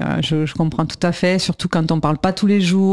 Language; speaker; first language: French; native; French